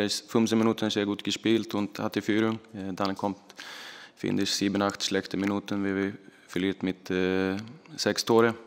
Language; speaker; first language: German; non-native, learner; Icelandic